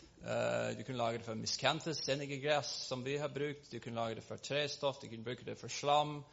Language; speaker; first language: Norwegian; non-native, fluent; English